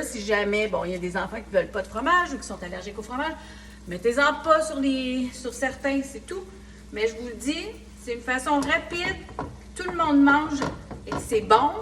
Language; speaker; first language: French; native; French